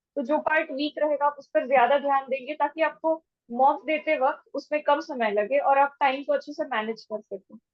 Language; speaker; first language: Hindi; native; Hindi